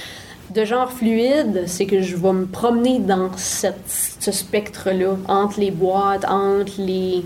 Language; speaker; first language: French; native; French